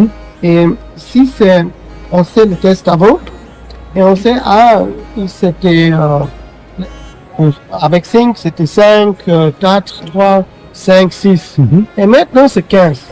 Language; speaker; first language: French; non-native, learner; German